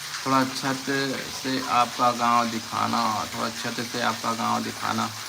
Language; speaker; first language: Hindi; native; Hindi